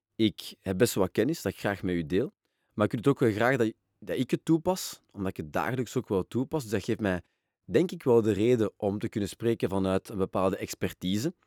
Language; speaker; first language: Dutch; non-native, local second language; French